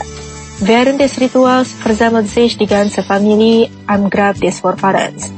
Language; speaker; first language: German; non-native, fluent; Indonesian